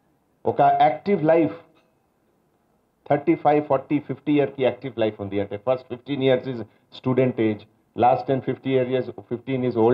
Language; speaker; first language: Telugu; non-native, local second language; Hindi